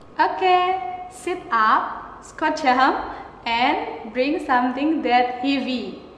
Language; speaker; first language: English; non-native, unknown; Indonesian